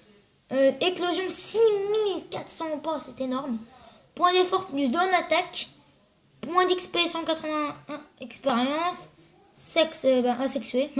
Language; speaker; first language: French; native; French